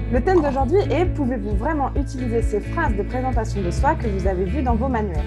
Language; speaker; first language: French; native; French